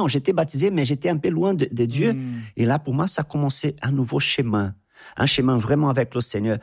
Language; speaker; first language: French; non-native, fluent; Portuguese